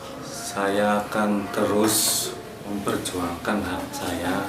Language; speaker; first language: Indonesian; non-native, local second language; Javanese